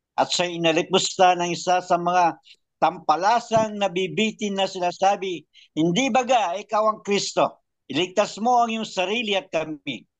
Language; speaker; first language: Filipino; native; Filipino